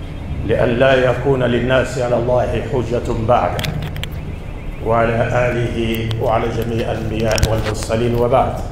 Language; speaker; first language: Arabic; non-native, fluent; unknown